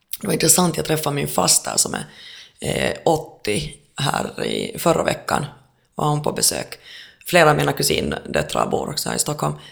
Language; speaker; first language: Swedish; native; Swedish